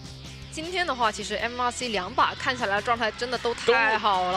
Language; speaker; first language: Chinese; native; Chinese